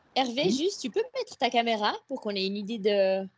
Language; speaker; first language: French; native; French